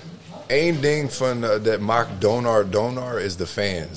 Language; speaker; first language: Dutch; non-native, learner; English